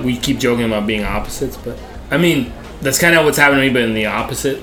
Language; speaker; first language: English; early bilingual, other home language; Spanish